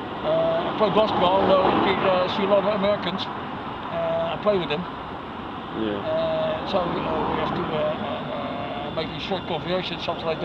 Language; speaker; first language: English; non-native, learner; Dutch